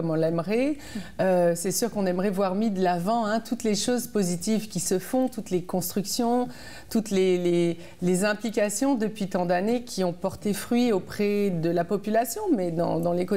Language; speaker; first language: French; native; French